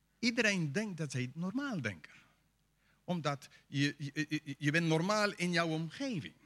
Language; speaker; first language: Dutch; non-native, fluent; English